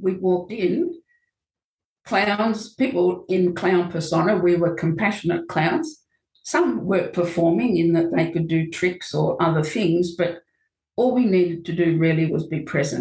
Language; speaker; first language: English; native; English